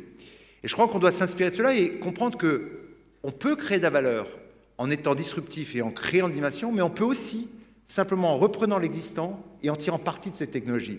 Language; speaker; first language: French; native; French